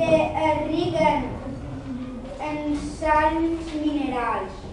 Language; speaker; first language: Catalan; non-native, local second language; Spanish